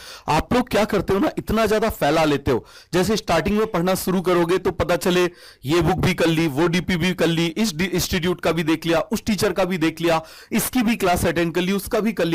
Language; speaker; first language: Hindi; non-native, local second language; Bangla